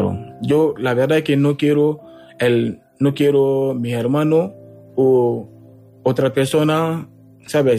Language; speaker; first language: Spanish; non-native, learner; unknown